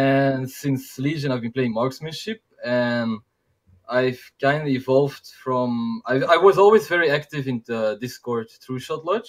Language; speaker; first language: English; non-native, fluent; Dutch